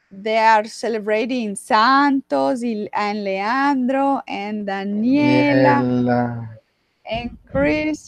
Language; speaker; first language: English; non-native, fluent; Spanish